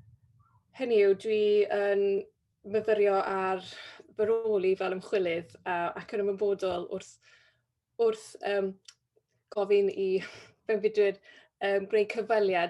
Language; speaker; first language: Welsh; native; Welsh